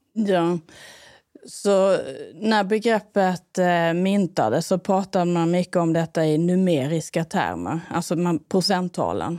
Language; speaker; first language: Swedish; native; Swedish